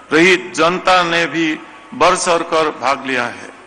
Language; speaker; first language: Hindi; non-native, local second language; Assamese